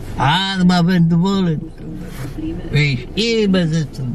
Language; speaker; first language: German; non-native, learner; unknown